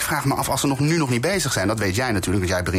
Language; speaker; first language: Dutch; native; Dutch